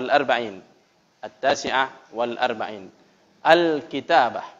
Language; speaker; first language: Arabic; non-native, fluent; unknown